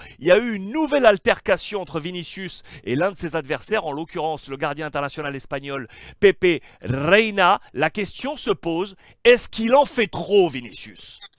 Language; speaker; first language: French; native; French